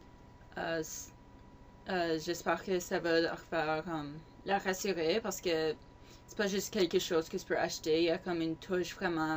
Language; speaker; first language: French; non-native, local second language; English